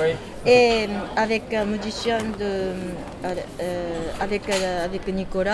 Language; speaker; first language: French; non-native, learner; Japanese